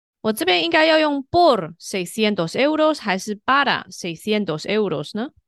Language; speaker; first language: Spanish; non-native, fluent; Chinese